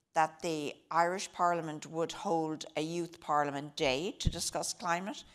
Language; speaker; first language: English; native; English